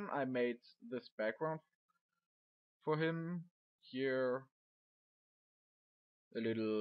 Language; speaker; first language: English; non-native, learner; German